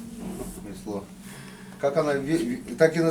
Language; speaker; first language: Russian; native; Russian